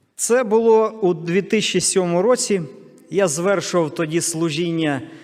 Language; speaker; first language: Ukrainian; non-native, local second language; Russian